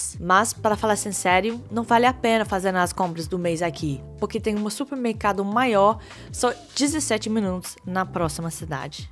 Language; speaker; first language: Portuguese; non-native, fluent; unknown